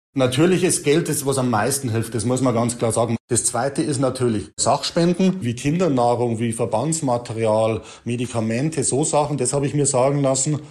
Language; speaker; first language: German; native; German